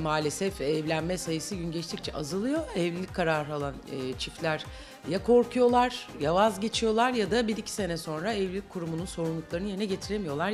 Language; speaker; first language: Turkish; native; Turkish